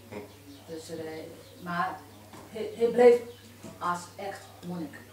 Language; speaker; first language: Dutch; non-native, learner; Burmese